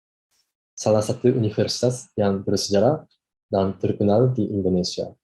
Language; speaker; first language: Indonesian; non-native, fluent; Japanese